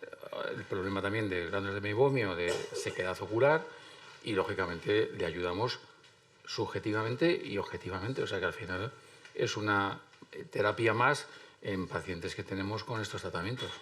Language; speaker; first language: Spanish; native; Spanish